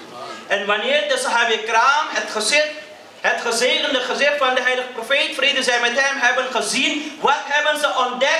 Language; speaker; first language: Dutch; early bilingual, other home language; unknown